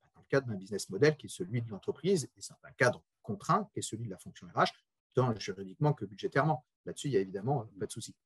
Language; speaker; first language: French; native; French